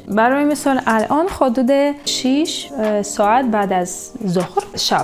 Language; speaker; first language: Persian; non-native, learner; Russian